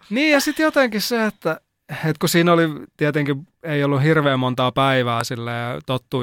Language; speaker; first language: Finnish; native; Finnish